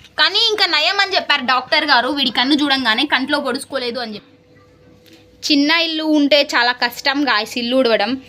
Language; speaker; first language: Telugu; native; Telugu